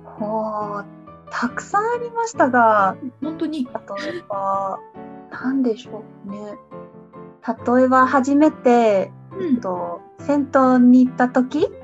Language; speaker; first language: Japanese; non-native, fluent; English